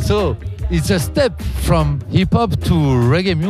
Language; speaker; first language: English; non-native, learner; French